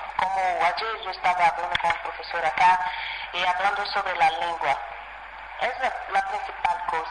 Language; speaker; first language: Spanish; non-native, fluent; Portuguese